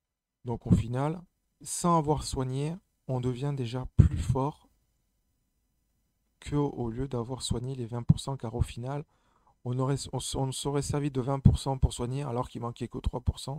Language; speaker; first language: French; native; French